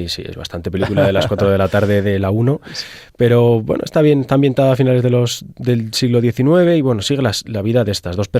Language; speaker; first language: Spanish; native; Spanish